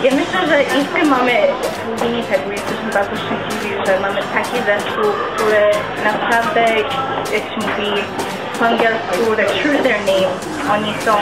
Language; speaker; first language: Polish; early bilingual, heritage; Polish